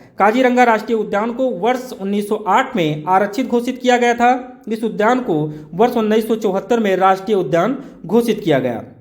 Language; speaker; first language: Hindi; native; Hindi